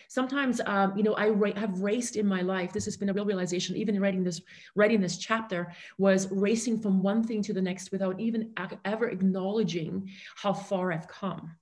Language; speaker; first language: English; non-native, fluent; German